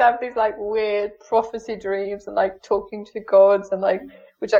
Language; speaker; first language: English; non-native, fluent; German